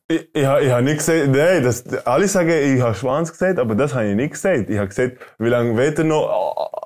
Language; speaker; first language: German; early bilingual, other home language; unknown